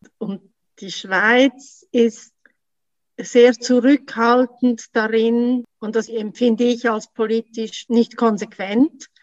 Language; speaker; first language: German; native; German